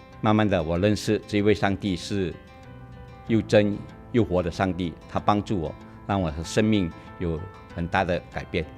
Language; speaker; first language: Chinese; non-native, local second language; Hakka Chinese